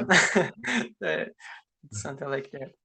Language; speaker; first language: English; non-native, learner; Portuguese